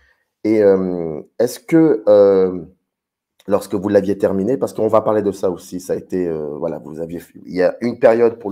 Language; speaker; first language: French; native; French